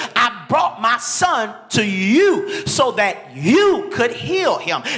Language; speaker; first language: English; native; English